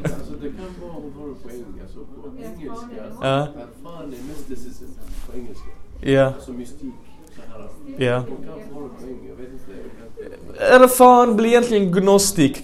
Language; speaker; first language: Swedish; non-native, fluent; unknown